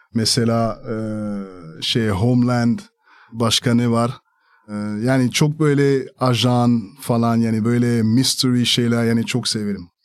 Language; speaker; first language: Turkish; non-native, fluent; French